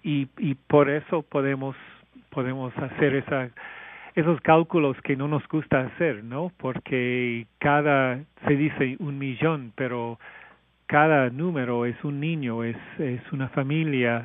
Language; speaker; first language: Spanish; non-native, fluent; English